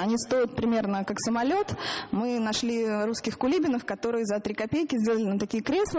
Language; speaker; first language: Russian; native; Russian